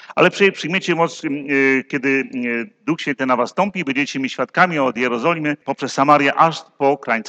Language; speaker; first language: Polish; native; Polish